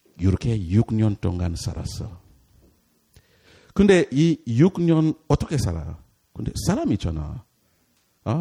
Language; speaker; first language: Korean; non-native, learner; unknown